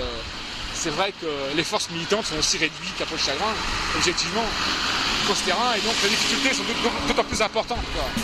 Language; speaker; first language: French; native; French